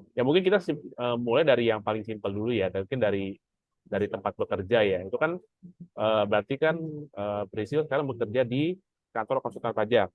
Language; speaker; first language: Indonesian; native; Indonesian